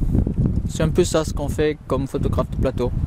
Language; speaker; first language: French; non-native, fluent; German